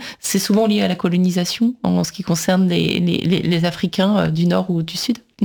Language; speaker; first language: French; native; French